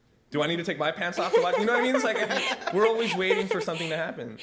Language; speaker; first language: English; early bilingual, other home language; Spanish